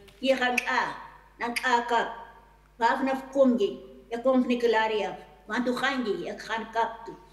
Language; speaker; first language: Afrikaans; non-native, local second language; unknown